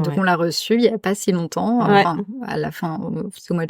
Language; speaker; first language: French; native; French